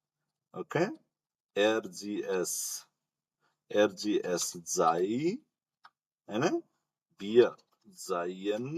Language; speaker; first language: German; non-native, fluent; Nepali